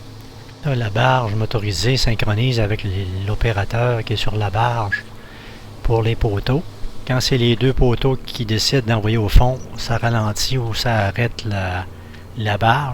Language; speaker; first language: French; native; French